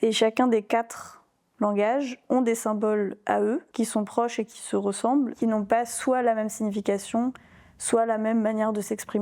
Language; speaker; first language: French; native; French